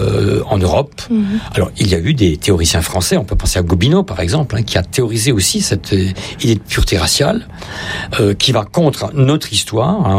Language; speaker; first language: French; native; French